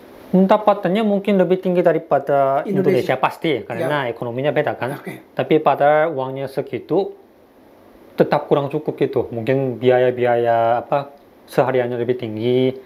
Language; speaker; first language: Indonesian; non-native, fluent; Korean